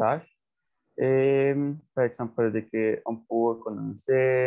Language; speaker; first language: French; non-native, learner; Spanish